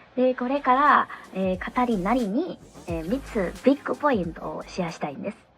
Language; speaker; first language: Japanese; non-native, fluent; Indonesian